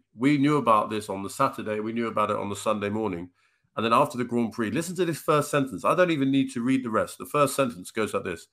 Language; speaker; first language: English; native; English